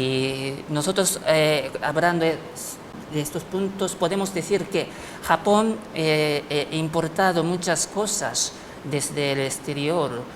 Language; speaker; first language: Spanish; non-native, fluent; Japanese